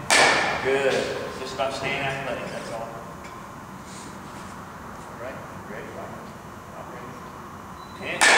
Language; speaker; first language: English; native; English